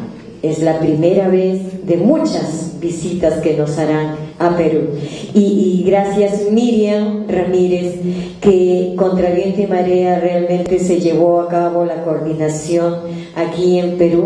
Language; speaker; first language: Spanish; native; Spanish